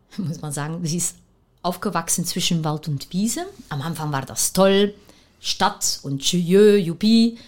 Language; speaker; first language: German; non-native, fluent; Dutch